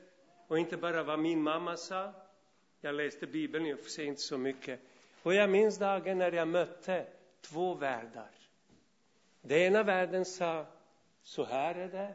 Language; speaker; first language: Swedish; non-native, fluent; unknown